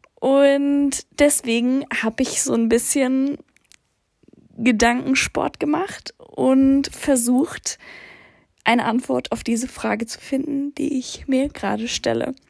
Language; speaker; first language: German; early bilingual, other home language; English